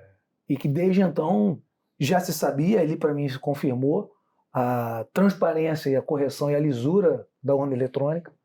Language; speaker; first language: Portuguese; native; Portuguese